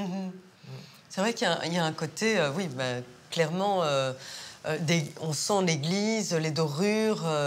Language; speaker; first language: French; native; French